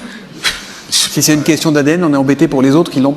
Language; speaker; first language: French; native; French